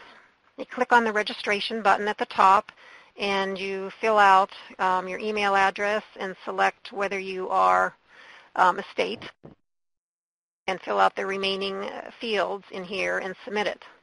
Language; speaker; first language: English; native; English